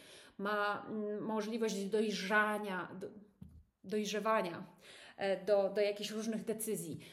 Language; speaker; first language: Polish; native; Polish